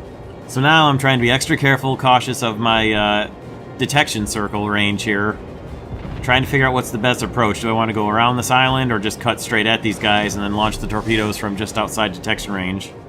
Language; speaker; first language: English; native; English